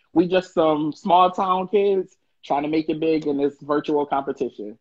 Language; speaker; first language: English; native; English